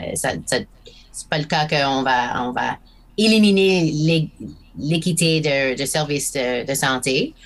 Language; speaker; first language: French; non-native, local second language; English